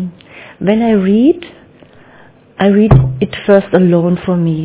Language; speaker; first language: English; non-native, learner; German